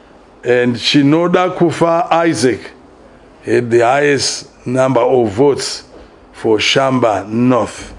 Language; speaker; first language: English; non-native, local second language; Shona